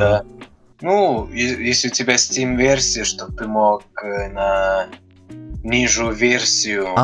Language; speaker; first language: Russian; early bilingual, heritage; Russian